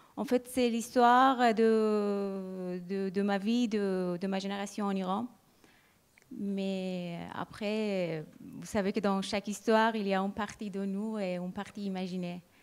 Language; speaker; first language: French; non-native, fluent; Persian